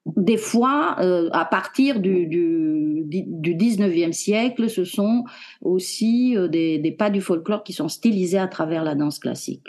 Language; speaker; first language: French; non-native, fluent; Romanian